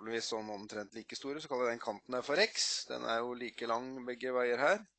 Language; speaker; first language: Norwegian; native; Norwegian